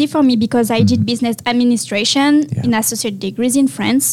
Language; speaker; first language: English; non-native, learner; French